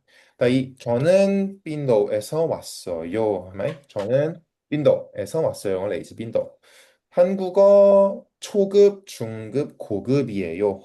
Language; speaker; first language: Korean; non-native, fluent; Cantonese